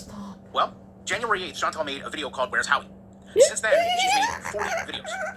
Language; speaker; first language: English; native; English